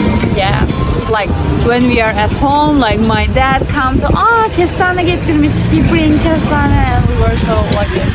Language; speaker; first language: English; non-native, learner; Turkish